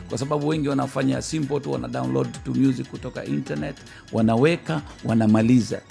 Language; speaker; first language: Swahili; native; Swahili